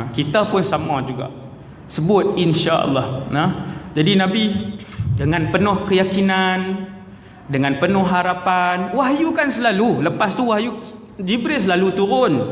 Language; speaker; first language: Malay; native; Malay